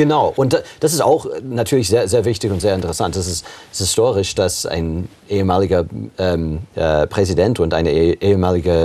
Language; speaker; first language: German; non-native, fluent; English